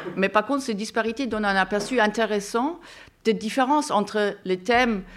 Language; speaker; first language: French; non-native, fluent; German